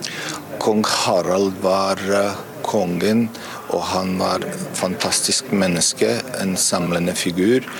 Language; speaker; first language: Norwegian; non-native, fluent; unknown